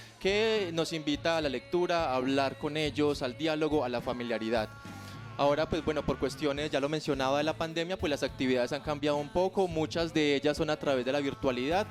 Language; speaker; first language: Spanish; native; Spanish